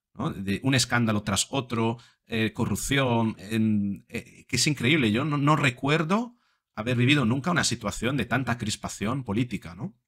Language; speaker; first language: Spanish; non-native, fluent; Italian